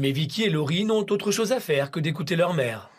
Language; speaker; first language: French; native; French